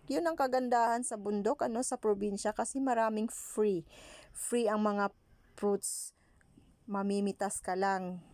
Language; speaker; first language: Filipino; non-native, local second language; Cebuano